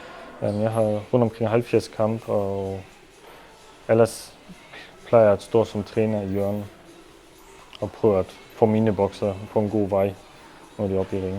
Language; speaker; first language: Danish; non-native, local second language; German